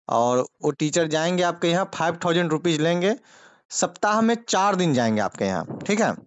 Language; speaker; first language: Hindi; native; Hindi